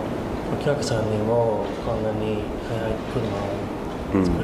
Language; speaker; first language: Japanese; non-native, fluent; English